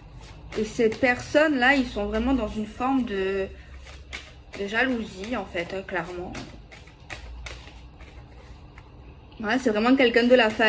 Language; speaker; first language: French; native; French